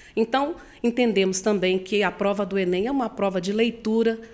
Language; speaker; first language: Portuguese; native; Portuguese